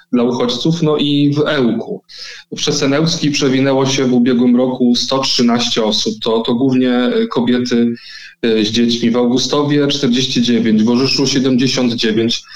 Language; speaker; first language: Polish; native; Polish